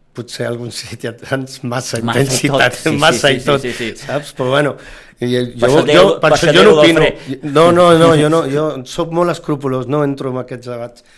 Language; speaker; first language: Catalan; native; Catalan